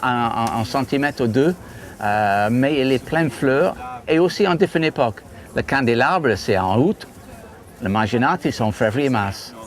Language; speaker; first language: French; non-native, fluent; English